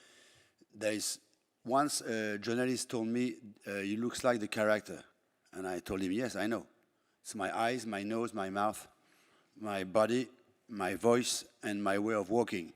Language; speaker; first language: English; non-native, fluent; French